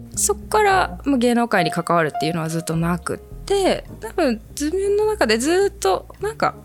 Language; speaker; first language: Japanese; native; Japanese